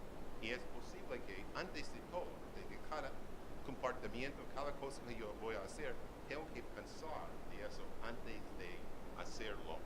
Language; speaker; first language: Spanish; non-native, learner; English